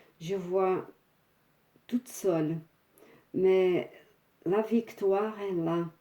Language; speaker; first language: French; non-native, fluent; Portuguese